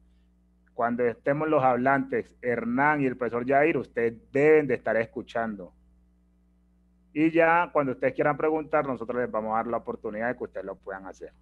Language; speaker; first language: Spanish; native; Spanish